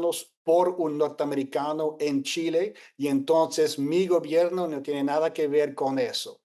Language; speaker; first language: Spanish; non-native, fluent; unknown